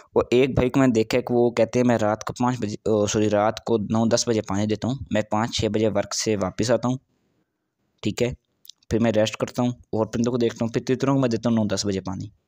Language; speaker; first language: Urdu; non-native, local second language; Punjabi